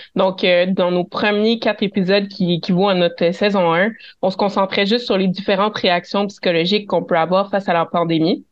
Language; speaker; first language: French; native; French